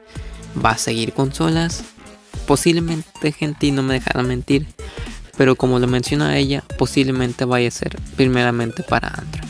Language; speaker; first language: Spanish; native; Spanish